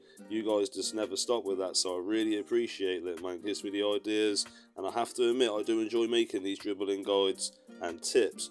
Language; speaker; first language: English; native; English